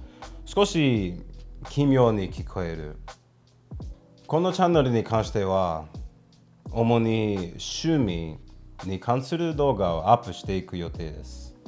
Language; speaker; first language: Japanese; non-native, fluent; English